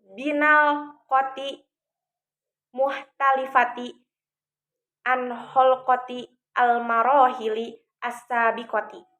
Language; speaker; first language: Arabic; non-native, learner; Indonesian